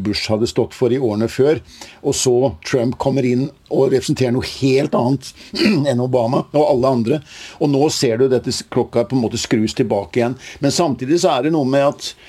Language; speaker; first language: Norwegian; native; Norwegian